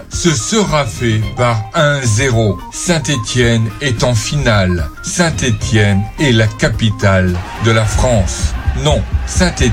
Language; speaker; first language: French; native; French